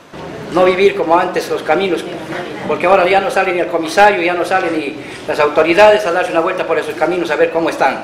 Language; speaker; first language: Spanish; native; Spanish